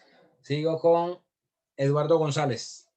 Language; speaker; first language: Spanish; native; Spanish